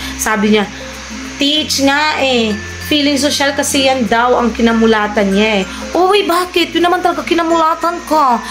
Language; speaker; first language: Filipino; non-native, local second language; Cebuano